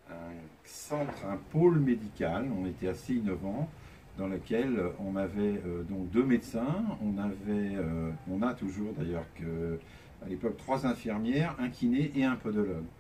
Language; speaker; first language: French; native; French